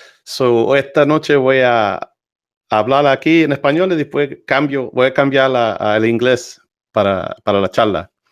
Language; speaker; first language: Spanish; early bilingual, heritage; English